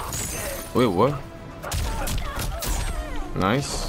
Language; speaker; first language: English; native; English